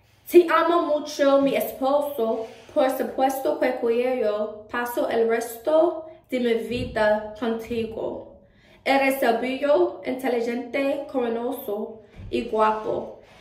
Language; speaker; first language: Spanish; non-native, learner; English